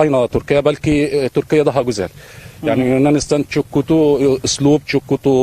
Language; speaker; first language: Turkish; non-native, learner; Arabic